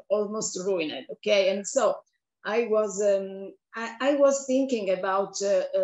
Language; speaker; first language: English; non-native, fluent; Italian